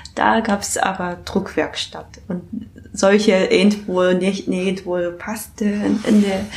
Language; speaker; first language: German; non-native, learner; Japanese